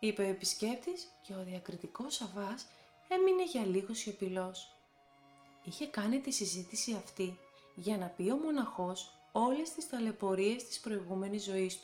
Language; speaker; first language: Greek; native; Greek